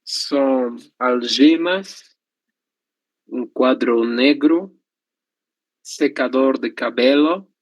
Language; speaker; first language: Portuguese; non-native, learner; Spanish